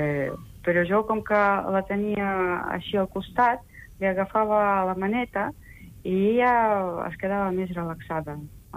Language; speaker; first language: Catalan; non-native, fluent; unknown